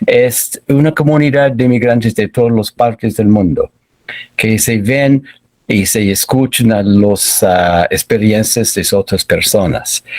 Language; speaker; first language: Spanish; non-native, fluent; English